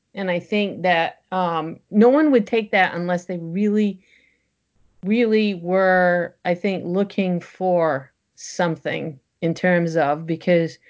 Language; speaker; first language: English; early bilingual, other home language; French